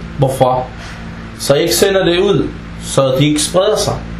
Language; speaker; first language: Danish; non-native, fluent; Arabic